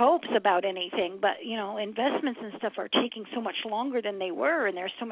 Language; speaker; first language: English; native; English